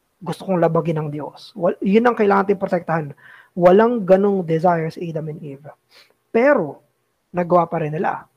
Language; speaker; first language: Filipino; native; Filipino